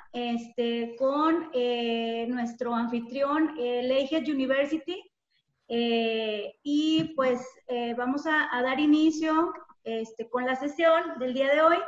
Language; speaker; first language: Spanish; native; Spanish